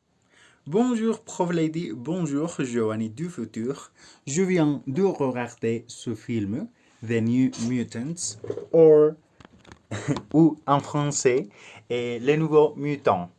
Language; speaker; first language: French; non-native, learner; Spanish